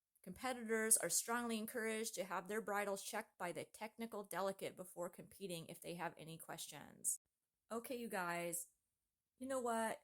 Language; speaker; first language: English; native; English